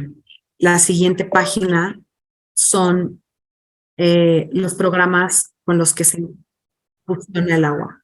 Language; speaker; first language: Spanish; non-native, fluent; English